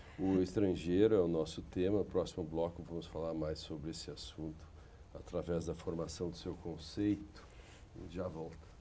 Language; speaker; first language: Portuguese; native; Portuguese